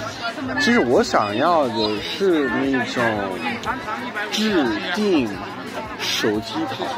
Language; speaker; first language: Chinese; non-native, learner; English